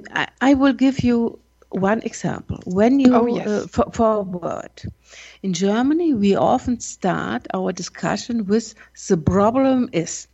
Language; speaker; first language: English; non-native, learner; German